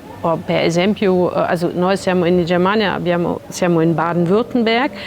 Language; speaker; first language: Italian; non-native, learner; German